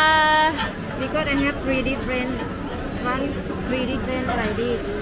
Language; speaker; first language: English; non-native, local second language; Thai